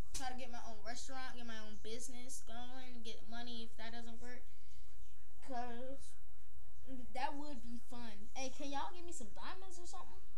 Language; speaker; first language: English; native; English